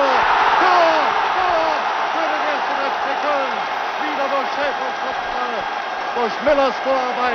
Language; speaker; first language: German; native; German